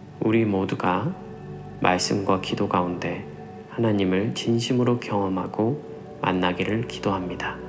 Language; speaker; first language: Korean; native; Korean